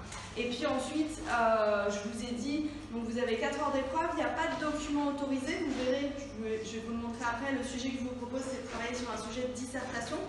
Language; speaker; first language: French; native; French